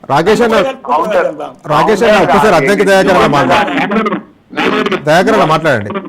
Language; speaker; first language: Telugu; native; Telugu